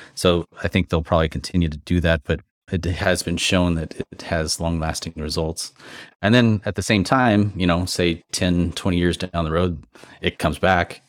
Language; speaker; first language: English; native; English